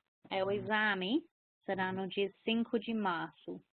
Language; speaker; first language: Portuguese; non-native, fluent; English